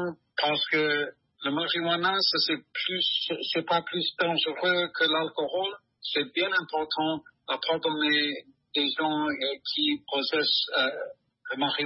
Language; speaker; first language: French; non-native, learner; English